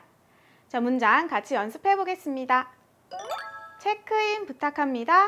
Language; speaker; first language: Korean; native; Korean